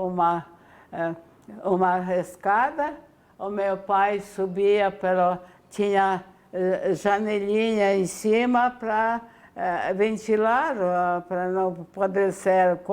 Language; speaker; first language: Portuguese; non-native, fluent; Ukrainian